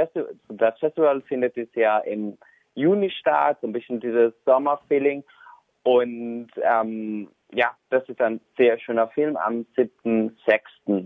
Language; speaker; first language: German; non-native, fluent; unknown